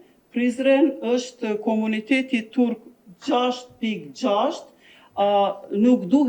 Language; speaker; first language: Albanian; non-native, local second language; Turkish